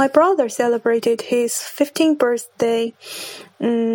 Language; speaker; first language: English; non-native, fluent; Chinese